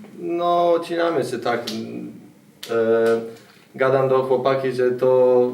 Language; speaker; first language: Polish; non-native, fluent; Bosnian